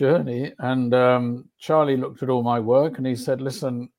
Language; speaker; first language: English; native; English